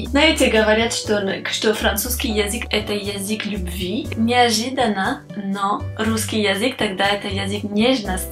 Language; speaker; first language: Russian; non-native, fluent; French